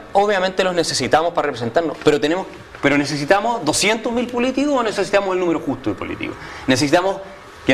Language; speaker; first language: Spanish; native; Spanish